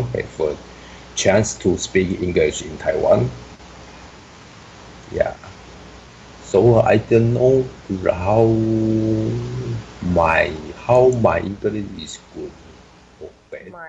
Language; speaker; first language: English; non-native, learner; Chinese